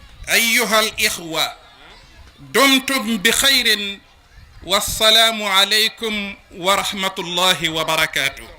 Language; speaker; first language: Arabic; non-native, fluent; Wolof